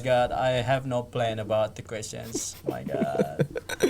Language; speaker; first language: English; non-native, fluent; Indonesian